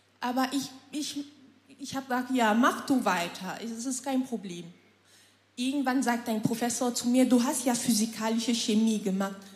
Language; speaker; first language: German; non-native, fluent; French